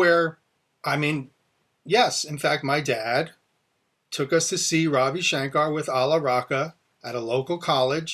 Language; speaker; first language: English; native; English